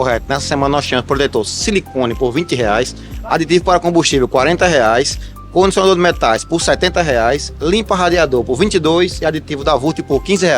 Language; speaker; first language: Portuguese; native; Portuguese